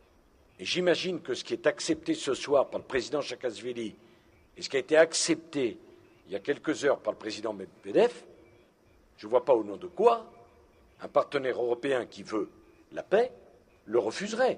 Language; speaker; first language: French; native; French